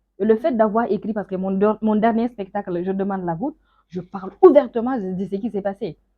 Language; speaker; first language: French; non-native, local second language; Mossi